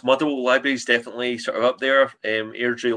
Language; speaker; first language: English; native; English